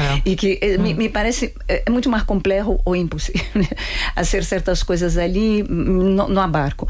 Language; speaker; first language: Spanish; non-native, fluent; Portuguese